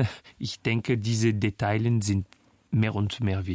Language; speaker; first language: German; non-native, fluent; French